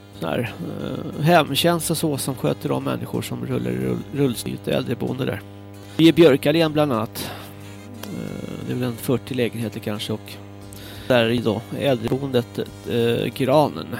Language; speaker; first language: Swedish; native; Swedish